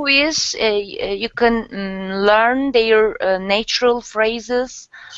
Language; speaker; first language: English; non-native, learner; Turkish